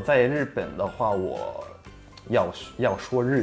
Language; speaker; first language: Chinese; non-native, learner; Japanese